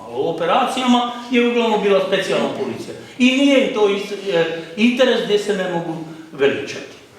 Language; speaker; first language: Croatian; native; Croatian